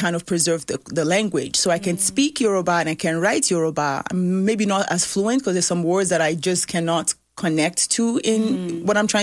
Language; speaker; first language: English; early bilingual, other home language; Yoruba